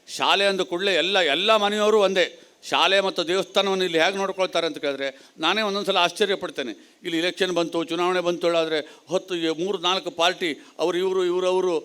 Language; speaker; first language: Kannada; native; Kannada